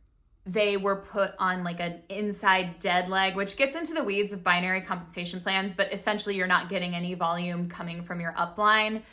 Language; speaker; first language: English; native; English